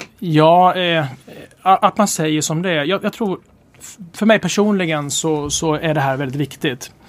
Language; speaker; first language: Swedish; native; Swedish